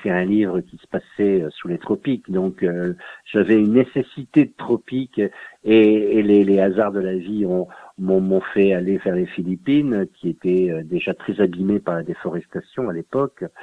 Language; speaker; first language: French; native; French